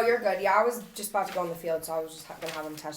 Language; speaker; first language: English; native; English